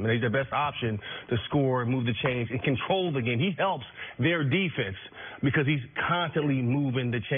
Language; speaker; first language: English; native; English